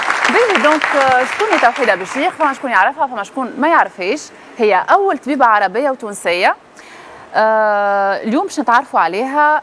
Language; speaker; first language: Arabic; native; Arabic